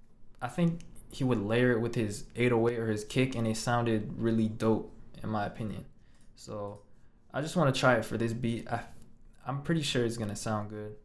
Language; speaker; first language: English; native; English